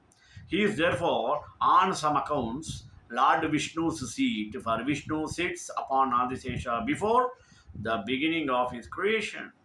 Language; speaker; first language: English; non-native, local second language; Telugu